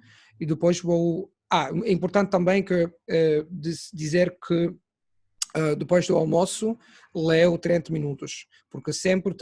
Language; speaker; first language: Portuguese; non-native, fluent; Italian